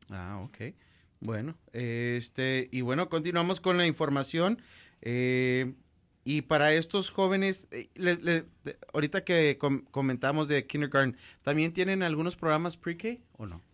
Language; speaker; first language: Spanish; native; Spanish